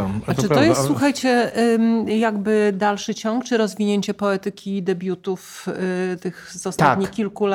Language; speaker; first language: Polish; native; Polish